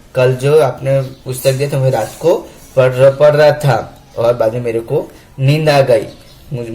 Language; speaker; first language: Hindi; non-native, local second language; Gujarati